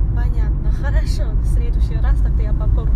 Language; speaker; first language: Russian; non-native, learner; Chinese